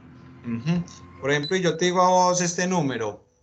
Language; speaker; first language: Spanish; native; Spanish